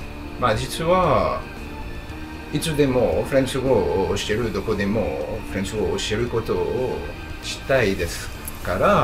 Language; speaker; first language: Japanese; non-native, learner; French